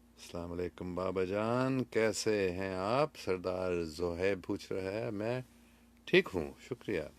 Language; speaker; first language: Urdu; early bilingual, other home language; English